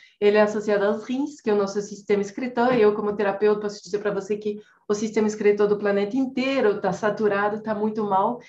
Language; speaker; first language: Portuguese; non-native, fluent; French